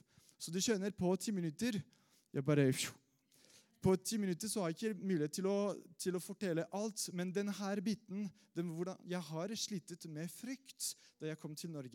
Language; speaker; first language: Norwegian; non-native, fluent; French